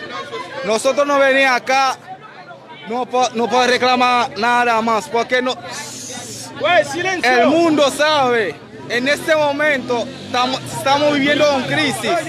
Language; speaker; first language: Spanish; non-native, learner; Haitian Creole